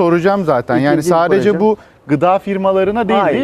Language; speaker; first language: Turkish; native; Turkish